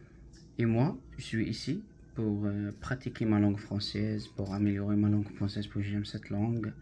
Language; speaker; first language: French; non-native, learner; Arabic